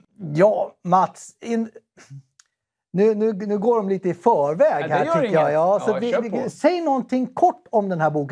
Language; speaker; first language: Swedish; native; Swedish